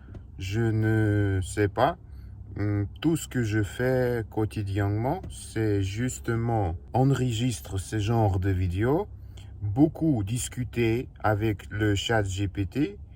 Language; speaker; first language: French; non-native, learner; Russian